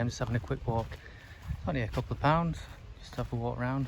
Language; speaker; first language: English; native; English